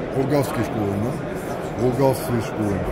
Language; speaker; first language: German; native; German